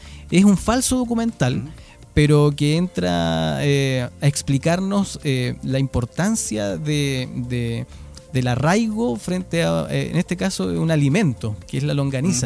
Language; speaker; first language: Spanish; native; Spanish